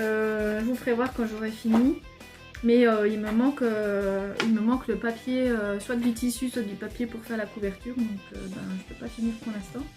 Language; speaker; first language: French; native; French